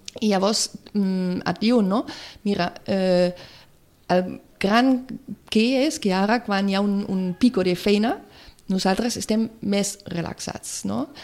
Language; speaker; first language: Catalan; non-native, local second language; Spanish